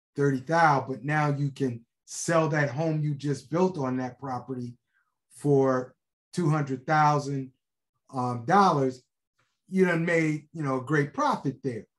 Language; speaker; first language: English; native; English